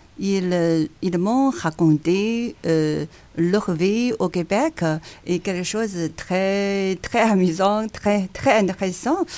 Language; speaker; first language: French; non-native, learner; Chinese